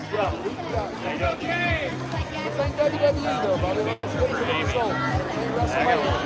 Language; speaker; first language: English; native; English